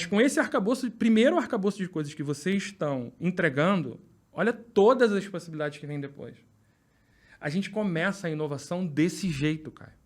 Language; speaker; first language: Portuguese; native; Portuguese